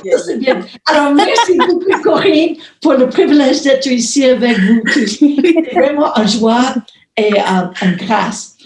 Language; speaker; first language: French; non-native, fluent; English